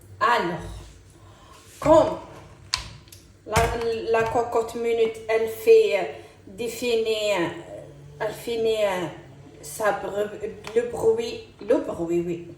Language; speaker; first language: French; non-native, local second language; Arabic